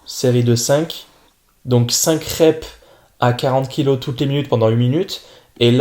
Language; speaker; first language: French; native; French